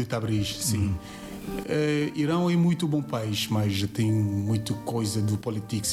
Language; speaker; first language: Portuguese; non-native, learner; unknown